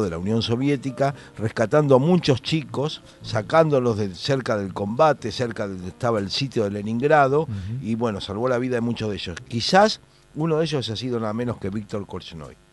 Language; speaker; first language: Spanish; native; Spanish